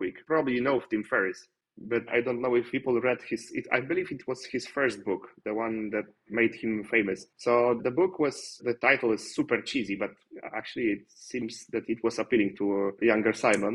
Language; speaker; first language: English; non-native, fluent; Polish